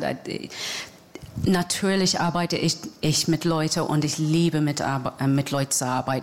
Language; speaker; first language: German; non-native, fluent; English